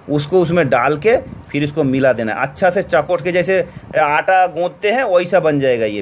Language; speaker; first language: Hindi; non-native, local second language; Bangla